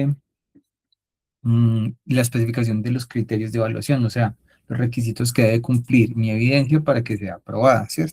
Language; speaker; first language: Spanish; native; Spanish